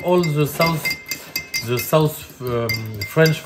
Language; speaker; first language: English; non-native, learner; French